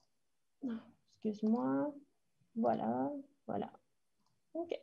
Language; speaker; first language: French; non-native, fluent; Spanish